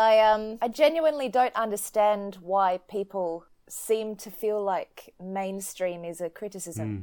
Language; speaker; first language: English; native; English